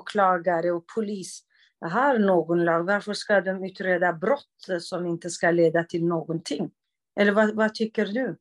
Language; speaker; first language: Swedish; non-native, fluent; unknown